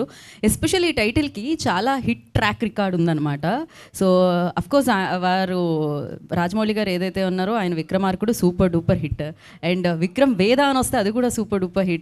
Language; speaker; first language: Telugu; native; Telugu